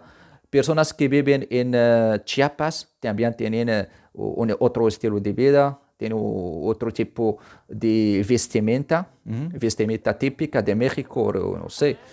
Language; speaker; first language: Spanish; non-native, fluent; Arabic